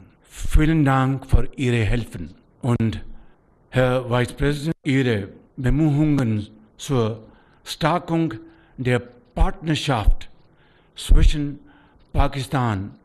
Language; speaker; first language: German; non-native, learner; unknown